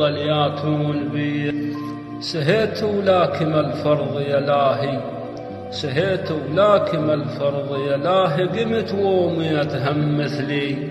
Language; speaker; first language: Arabic; native; Arabic